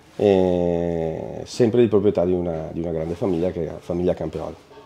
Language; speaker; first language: Italian; native; Italian